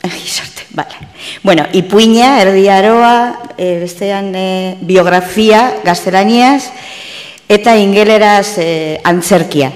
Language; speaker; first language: Basque; native; Basque